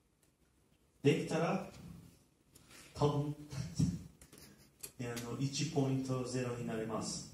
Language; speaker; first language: Japanese; non-native, learner; Turkish